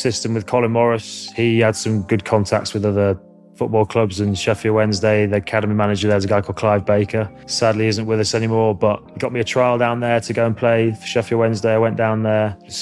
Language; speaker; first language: English; native; English